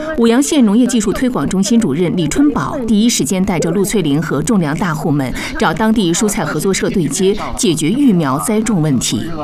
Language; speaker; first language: Chinese; native; Chinese